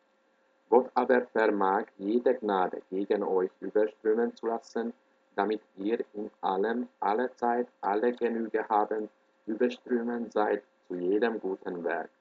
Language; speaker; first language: German; non-native, fluent; Hungarian